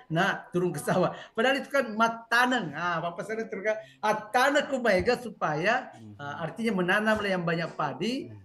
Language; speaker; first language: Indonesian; native; Indonesian